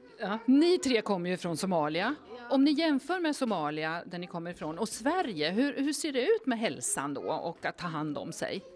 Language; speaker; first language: Swedish; native; Swedish